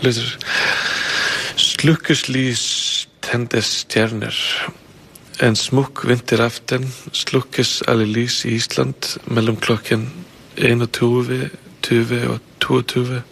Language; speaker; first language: Danish; non-native, fluent; Icelandic